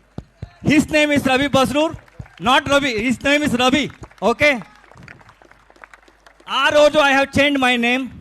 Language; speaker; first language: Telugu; non-native, learner; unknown